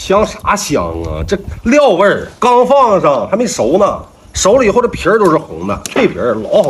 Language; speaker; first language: Chinese; native; Chinese